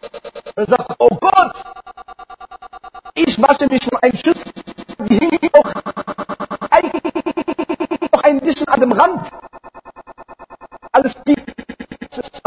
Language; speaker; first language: German; non-native, learner; Arabic